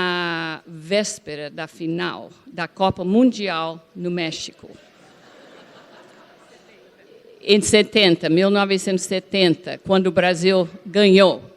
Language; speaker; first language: Portuguese; non-native, fluent; English